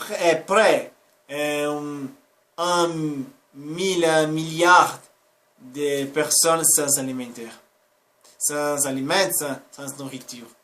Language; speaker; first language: French; non-native, learner; Spanish